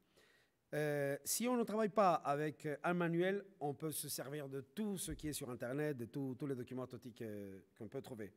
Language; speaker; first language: French; non-native, fluent; Spanish